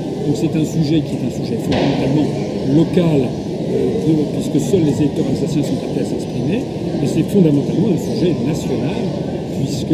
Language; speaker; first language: French; native; French